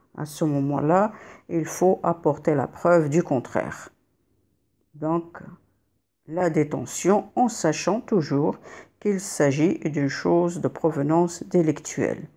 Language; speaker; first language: French; non-native, local second language; Arabic